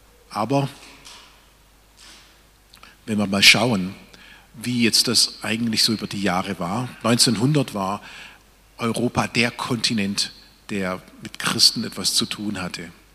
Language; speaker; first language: German; native; German